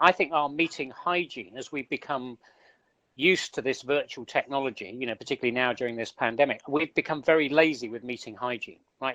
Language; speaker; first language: English; native; English